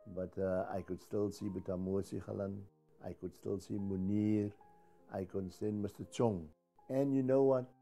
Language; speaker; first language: English; native; English